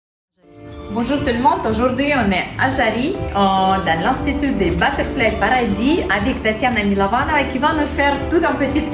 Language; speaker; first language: French; non-native, fluent; Russian